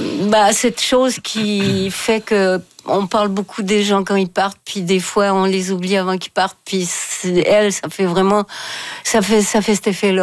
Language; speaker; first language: French; native; French